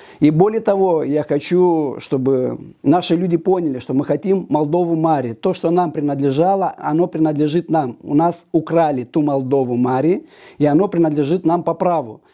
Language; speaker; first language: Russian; non-native, local second language; Romanian